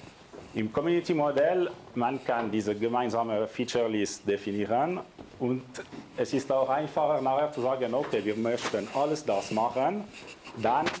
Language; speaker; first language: German; non-native, local second language; French